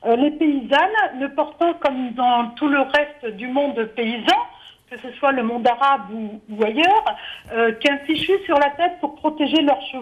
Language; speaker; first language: French; native; French